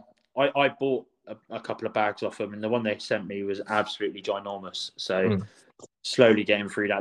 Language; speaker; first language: English; native; English